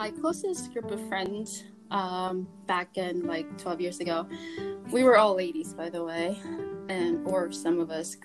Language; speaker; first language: English; non-native, local second language; Filipino